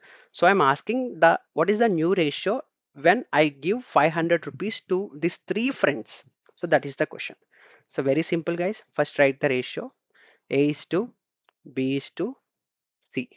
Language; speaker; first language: English; non-native, local second language; Telugu